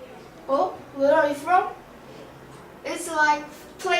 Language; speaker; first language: English; non-native, learner; Korean